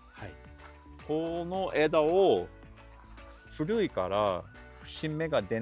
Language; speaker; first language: Japanese; non-native, learner; English